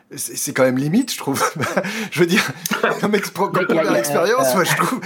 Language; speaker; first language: French; native; French